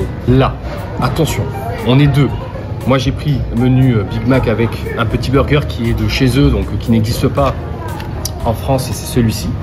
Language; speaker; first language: French; native; French